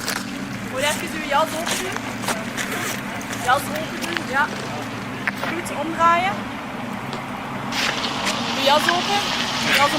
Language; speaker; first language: Dutch; native; Dutch